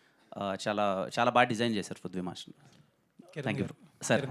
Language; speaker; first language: Telugu; native; Telugu